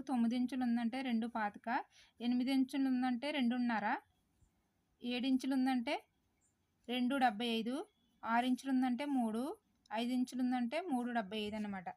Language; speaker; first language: Telugu; native; Telugu